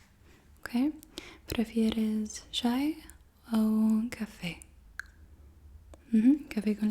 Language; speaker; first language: Spanish; non-native, learner; English